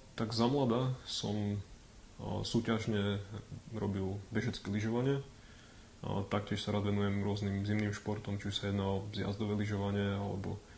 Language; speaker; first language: Slovak; native; Slovak